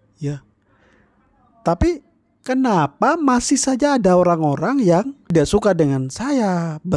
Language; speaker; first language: Indonesian; native; Indonesian